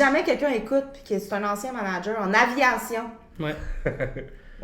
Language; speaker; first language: French; native; French